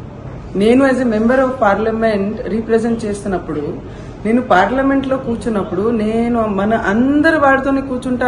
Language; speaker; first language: Telugu; non-native, fluent; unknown